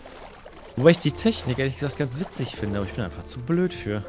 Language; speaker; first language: German; native; German